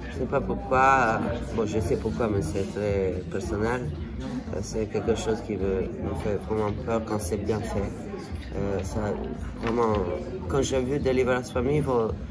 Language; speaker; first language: French; non-native, fluent; Italian